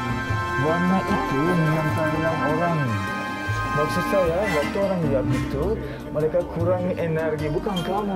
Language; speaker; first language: Indonesian; non-native, fluent; Turkish